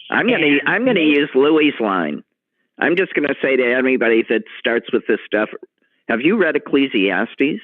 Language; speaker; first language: English; native; English